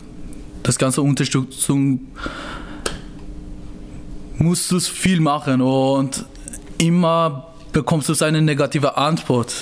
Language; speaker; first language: German; non-native, learner; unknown